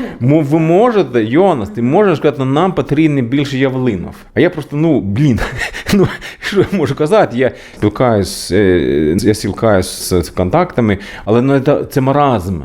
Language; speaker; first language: Ukrainian; non-native, learner; Swedish